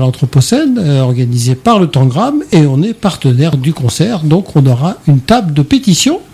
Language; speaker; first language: French; native; French